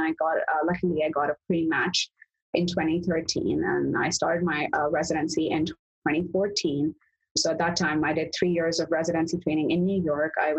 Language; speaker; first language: English; non-native, local second language; Urdu